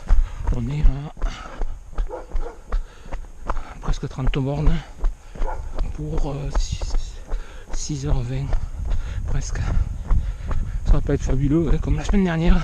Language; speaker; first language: French; native; French